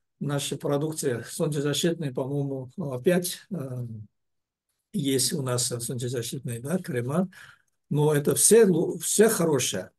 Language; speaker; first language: Russian; non-native, learner; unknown